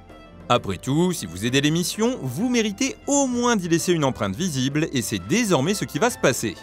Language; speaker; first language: French; native; French